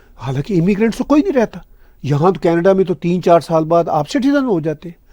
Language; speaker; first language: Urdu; native; Urdu